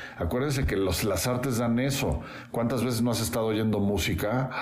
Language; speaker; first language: Spanish; native; Spanish